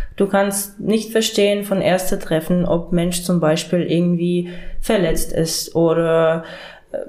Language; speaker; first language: German; non-native, fluent; Ukrainian